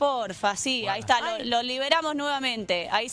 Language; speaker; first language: Spanish; native; Spanish